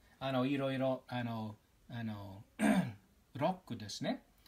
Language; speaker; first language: Japanese; non-native, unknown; English